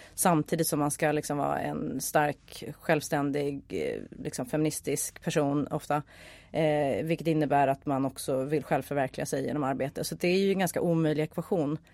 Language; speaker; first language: Swedish; native; Swedish